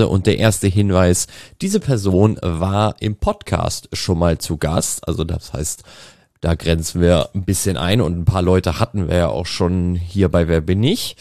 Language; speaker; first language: German; native; German